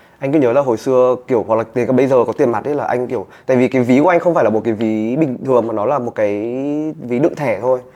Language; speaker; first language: Vietnamese; native; Vietnamese